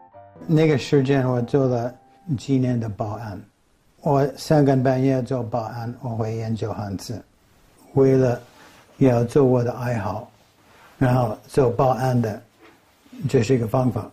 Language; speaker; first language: Chinese; non-native, fluent; English